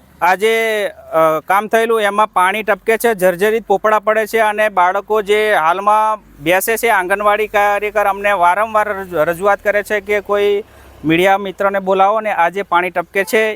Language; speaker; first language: Gujarati; native; Gujarati